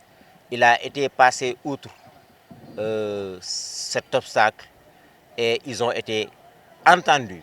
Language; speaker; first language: French; non-native, local second language; Wolof